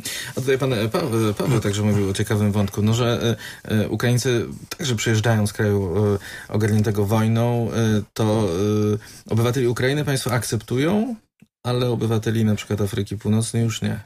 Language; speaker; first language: Polish; native; Polish